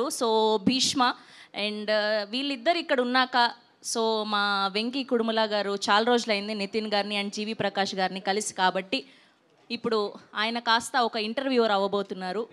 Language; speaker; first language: Telugu; native; Telugu